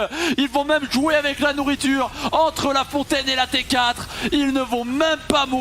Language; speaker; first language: French; native; French